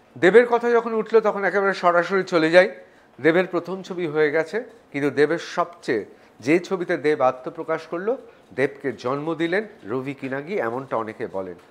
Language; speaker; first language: Bangla; native; Bangla